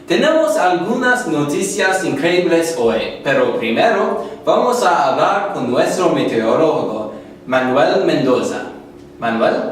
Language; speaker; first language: Spanish; non-native, learner; English